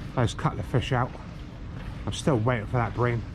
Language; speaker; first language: English; native; English